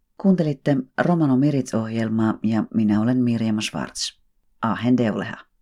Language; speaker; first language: Finnish; native; Finnish